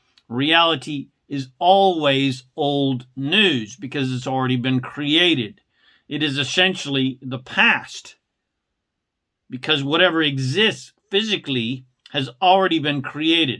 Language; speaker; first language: English; native; English